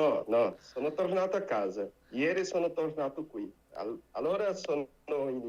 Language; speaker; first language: Italian; non-native, learner; Portuguese